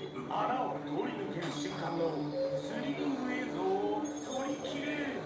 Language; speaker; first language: Japanese; native; Japanese